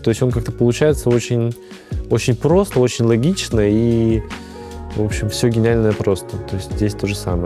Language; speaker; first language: Russian; native; Russian